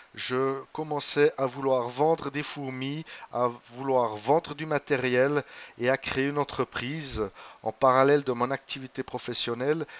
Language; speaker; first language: French; native; French